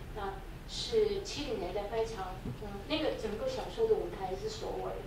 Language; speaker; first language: Chinese; non-native, fluent; Korean